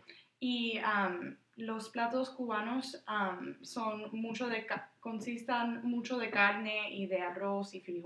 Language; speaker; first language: Spanish; early bilingual, heritage; Spanish